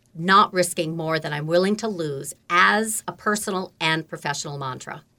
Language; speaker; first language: English; native; English